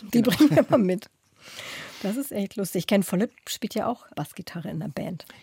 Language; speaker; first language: German; native; German